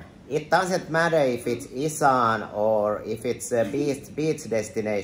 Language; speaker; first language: English; non-native, fluent; Finnish